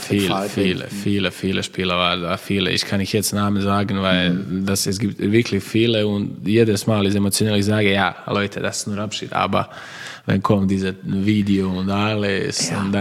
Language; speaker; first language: German; non-native, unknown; Croatian